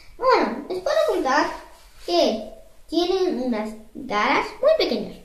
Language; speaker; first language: Spanish; early bilingual, heritage; Spanish